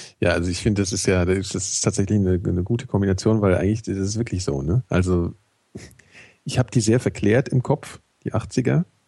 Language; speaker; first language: German; native; German